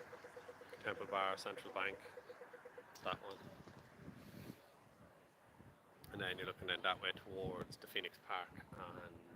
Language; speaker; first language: English; native; English